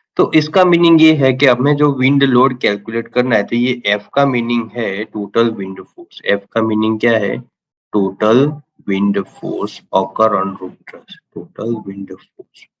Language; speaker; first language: Hindi; non-native, local second language; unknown